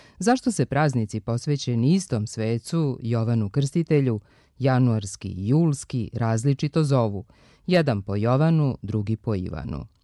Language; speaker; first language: Serbian; native; Serbian